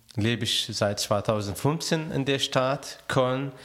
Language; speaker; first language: German; non-native, fluent; Arabic